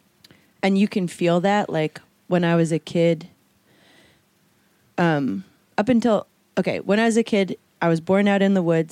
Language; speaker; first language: English; native; English